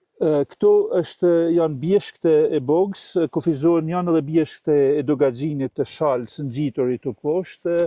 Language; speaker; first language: Albanian; native; Albanian